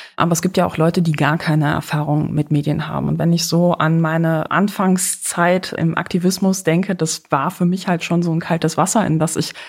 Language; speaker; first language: German; early bilingual, other home language; Polish